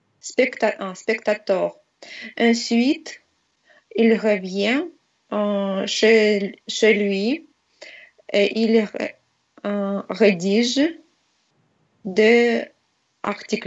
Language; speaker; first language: French; non-native, learner; Russian